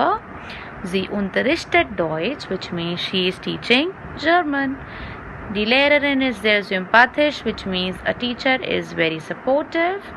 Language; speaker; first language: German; non-native, fluent; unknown